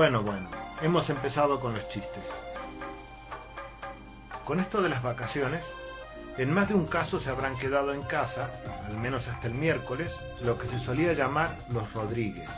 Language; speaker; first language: Spanish; native; Spanish